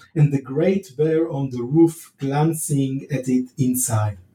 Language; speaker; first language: English; non-native, fluent; Hebrew